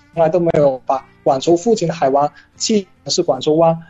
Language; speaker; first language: Chinese; native; Chinese